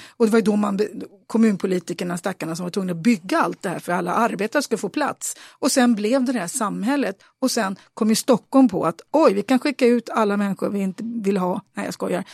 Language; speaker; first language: Swedish; native; Swedish